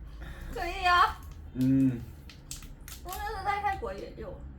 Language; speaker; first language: Chinese; non-native, learner; Thai